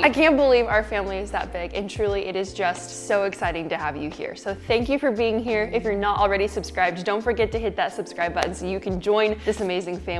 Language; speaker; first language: English; native; English